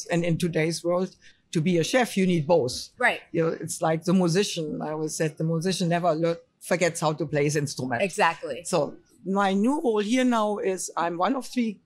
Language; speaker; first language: English; non-native, fluent; German